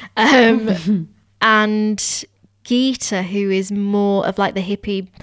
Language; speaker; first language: English; native; English